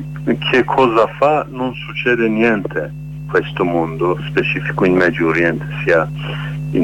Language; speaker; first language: Italian; non-native, learner; Kurdish